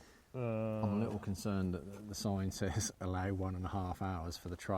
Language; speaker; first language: English; native; English